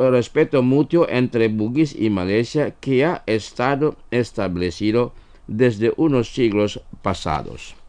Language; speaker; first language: Spanish; non-native, fluent; Indonesian